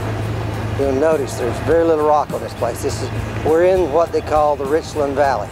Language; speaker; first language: English; native; English